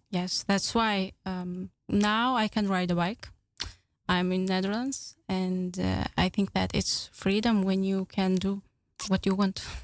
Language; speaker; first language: English; non-native, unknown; Turkmen